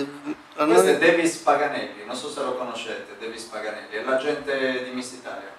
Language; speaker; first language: Italian; native; Italian